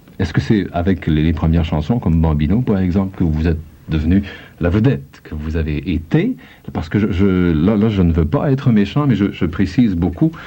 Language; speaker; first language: French; native; French